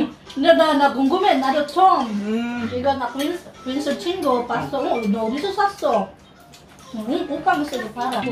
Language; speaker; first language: Korean; non-native, learner; Filipino